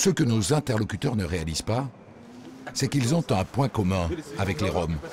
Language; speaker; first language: French; native; French